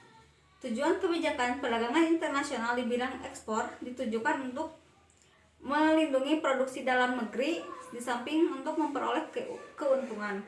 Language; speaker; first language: Indonesian; native; Indonesian